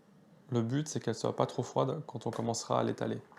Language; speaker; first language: French; native; French